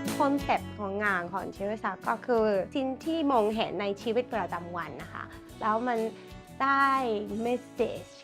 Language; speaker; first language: Thai; non-native, fluent; Japanese